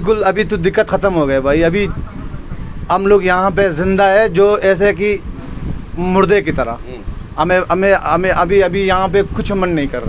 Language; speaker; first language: Hindi; non-native, fluent; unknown